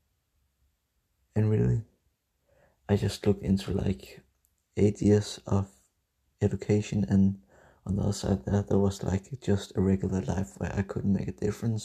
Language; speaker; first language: English; non-native, fluent; Danish